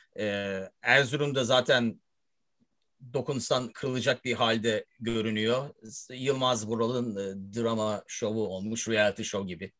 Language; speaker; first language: Turkish; early bilingual, heritage; Turkish